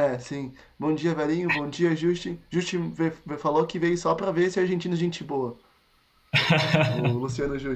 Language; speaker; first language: Portuguese; native; Portuguese